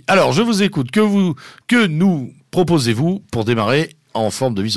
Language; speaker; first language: French; native; French